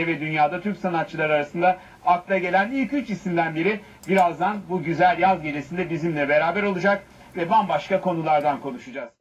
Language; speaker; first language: Turkish; native; Turkish